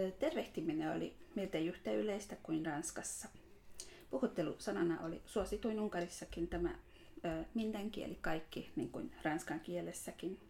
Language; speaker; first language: Finnish; non-native, fluent; Hungarian